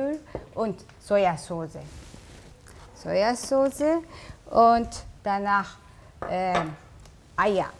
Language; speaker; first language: German; non-native, learner; Japanese